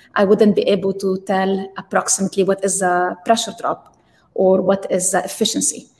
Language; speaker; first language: English; non-native, fluent; Arabic